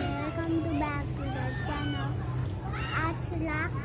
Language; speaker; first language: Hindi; early bilingual, heritage; Hindi